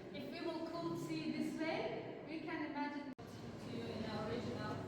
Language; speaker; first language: English; non-native, learner; Azerbaijani